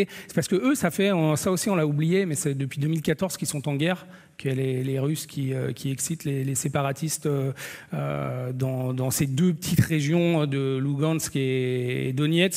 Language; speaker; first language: French; native; French